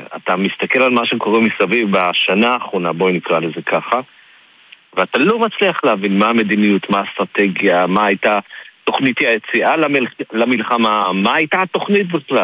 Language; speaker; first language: Hebrew; native; Hebrew